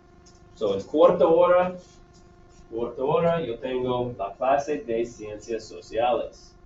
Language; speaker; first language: Spanish; non-native, fluent; English